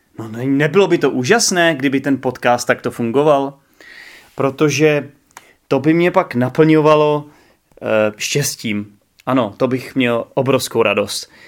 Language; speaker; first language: Czech; native; Czech